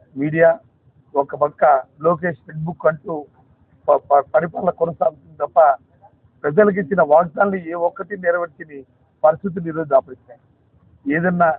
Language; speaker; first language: Telugu; native; Telugu